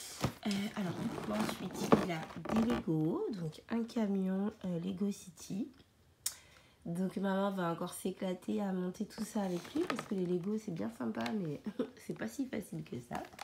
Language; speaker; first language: French; native; French